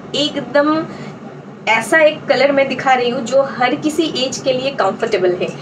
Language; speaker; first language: Hindi; non-native, local second language; Bangla